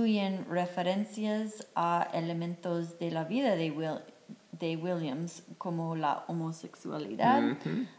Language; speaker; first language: Spanish; non-native, fluent; English